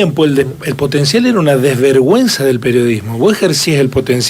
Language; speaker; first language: Spanish; native; Spanish